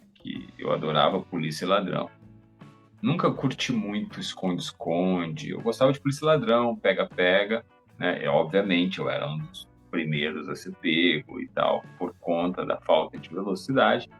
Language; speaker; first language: Portuguese; native; Portuguese